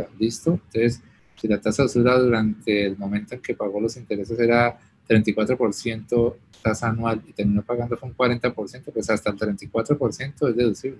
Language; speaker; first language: Spanish; native; Spanish